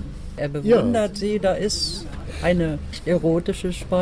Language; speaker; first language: German; native; German